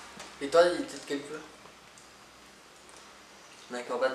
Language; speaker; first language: French; native; French